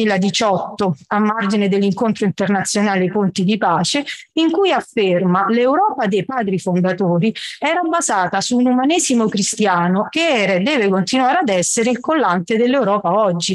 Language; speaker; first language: Italian; native; Italian